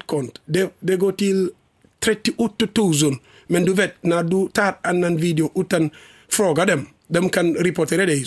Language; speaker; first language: Swedish; non-native, learner; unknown